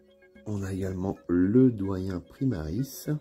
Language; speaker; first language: French; native; French